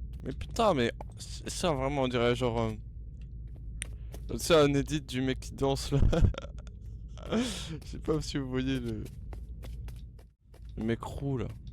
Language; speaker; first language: French; native; French